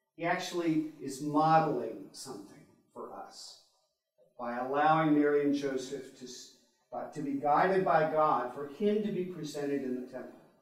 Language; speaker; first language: English; native; English